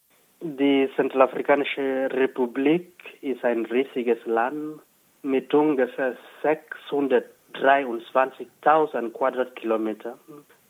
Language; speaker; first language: German; non-native, fluent; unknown